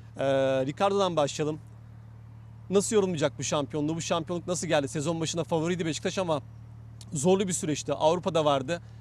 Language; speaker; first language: Turkish; native; Turkish